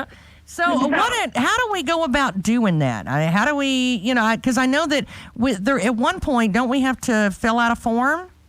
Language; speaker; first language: English; native; English